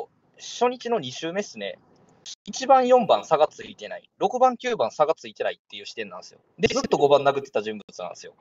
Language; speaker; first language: Japanese; native; Japanese